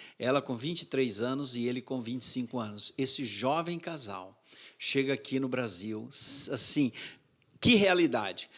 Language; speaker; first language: Portuguese; native; Portuguese